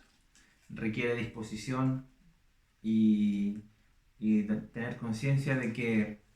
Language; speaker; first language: Spanish; native; Spanish